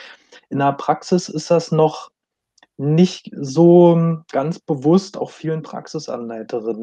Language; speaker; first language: German; native; German